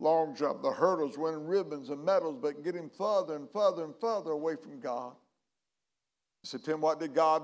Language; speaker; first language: English; native; English